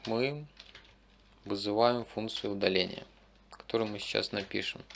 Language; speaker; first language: Russian; native; Russian